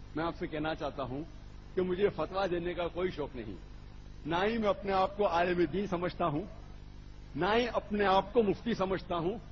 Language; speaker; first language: Urdu; non-native, local second language; Konkani